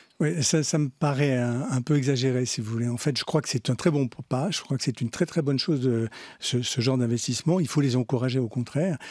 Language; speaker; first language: French; native; French